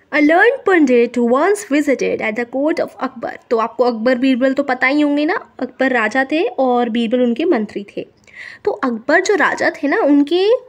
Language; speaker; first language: Hindi; native; Hindi